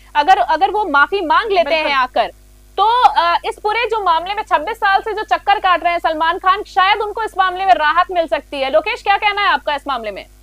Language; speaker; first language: Hindi; native; Hindi